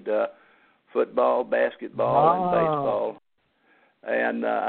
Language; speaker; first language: English; native; English